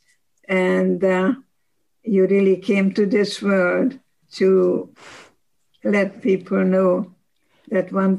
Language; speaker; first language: English; non-native, fluent; Slovak